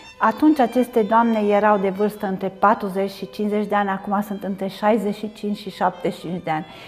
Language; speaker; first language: Romanian; non-native, local second language; Hungarian